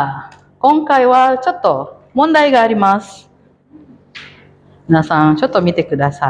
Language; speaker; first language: Japanese; non-native, fluent; Indonesian